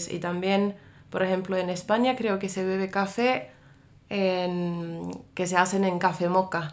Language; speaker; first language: Spanish; non-native, fluent; Finnish